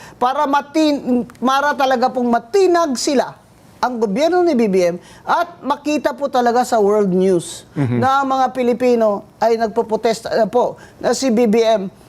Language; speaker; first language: Filipino; non-native, local second language; Hiligaynon